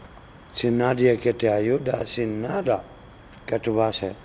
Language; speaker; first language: Spanish; non-native, fluent; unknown